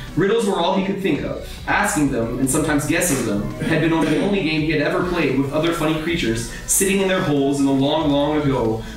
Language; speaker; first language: English; early bilingual, other home language; Portuguese